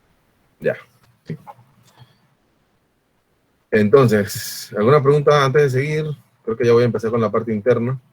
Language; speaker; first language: Spanish; native; Spanish